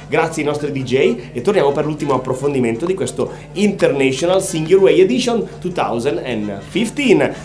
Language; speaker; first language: Italian; native; Italian